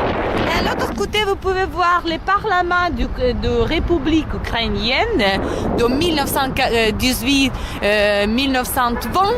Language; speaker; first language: French; non-native, learner; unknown